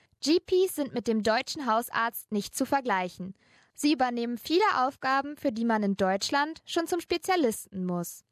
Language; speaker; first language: German; native; German